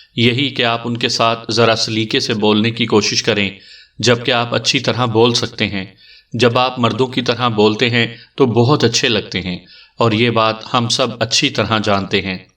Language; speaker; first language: Urdu; native; Urdu